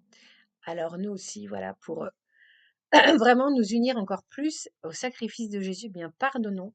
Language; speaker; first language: French; native; French